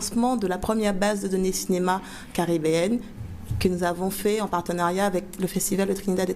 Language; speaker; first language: French; native; French